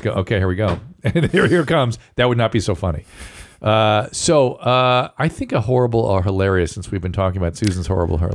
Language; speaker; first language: English; native; English